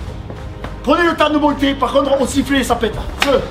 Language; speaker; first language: French; native; French